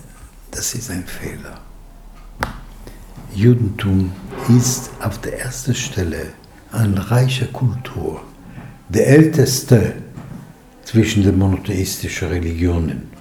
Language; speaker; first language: German; non-native, fluent; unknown